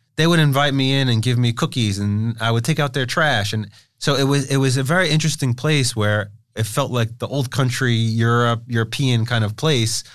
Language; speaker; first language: English; native; English